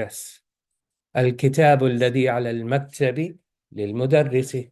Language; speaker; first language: Arabic; non-native, fluent; English